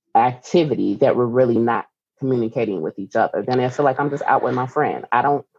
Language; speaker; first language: English; native; English